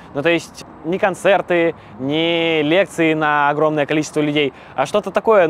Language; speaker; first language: Russian; native; Russian